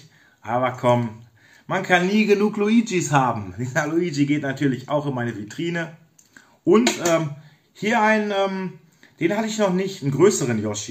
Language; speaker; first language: German; native; German